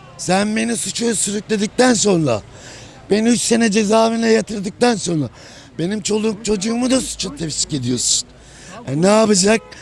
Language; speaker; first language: Turkish; native; Turkish